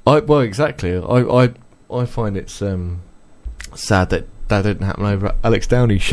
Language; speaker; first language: English; native; English